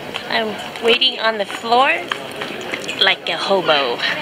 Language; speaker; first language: English; native; English